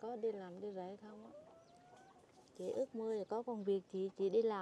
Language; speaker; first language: Vietnamese; non-native, local second language; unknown